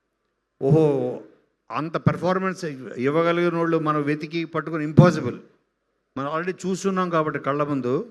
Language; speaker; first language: Telugu; native; Telugu